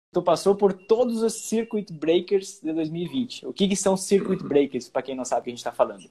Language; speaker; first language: Portuguese; native; Portuguese